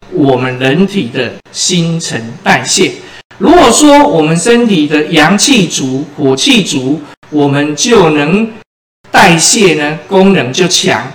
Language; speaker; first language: Chinese; native; Chinese